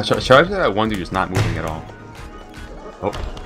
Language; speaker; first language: English; native; English